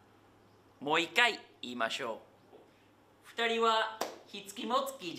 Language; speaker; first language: Japanese; native; Japanese